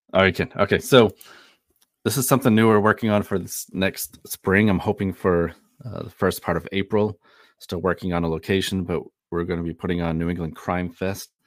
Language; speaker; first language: English; native; English